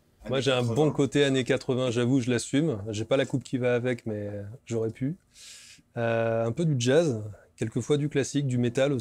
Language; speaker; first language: French; native; French